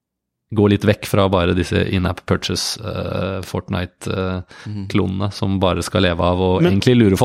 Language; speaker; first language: Norwegian; native; Norwegian